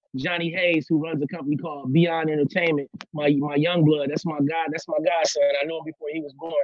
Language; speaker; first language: English; native; English